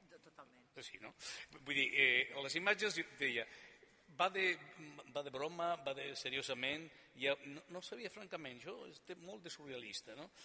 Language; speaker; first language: Catalan; non-native, learner; Spanish